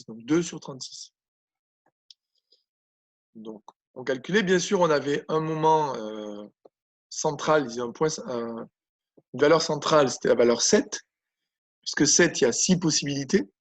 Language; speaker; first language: French; native; French